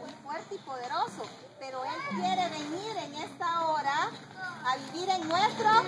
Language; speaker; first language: Spanish; native; Spanish